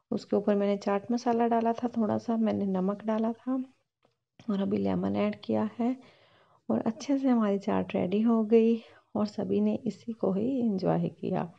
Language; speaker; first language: Hindi; non-native, local second language; Punjabi